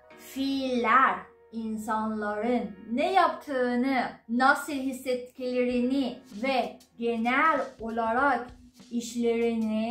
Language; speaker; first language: Turkish; non-native, fluent; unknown